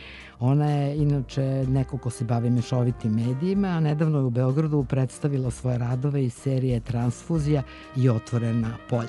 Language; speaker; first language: Serbian; native; Serbian